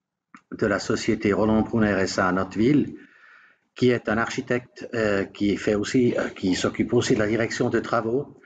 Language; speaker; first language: French; native; French